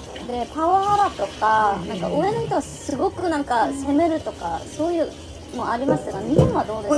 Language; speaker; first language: Japanese; non-native, fluent; Korean